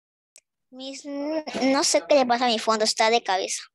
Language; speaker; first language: Spanish; native; Spanish